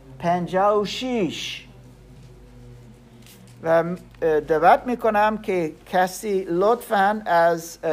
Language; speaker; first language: Persian; non-native, learner; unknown